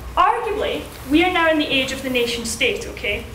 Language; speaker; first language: English; native; English